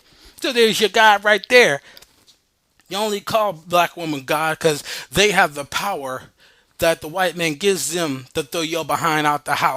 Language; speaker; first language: English; native; English